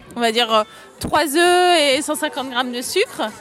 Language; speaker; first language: French; native; French